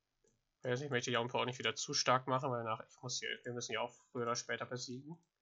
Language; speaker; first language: German; native; German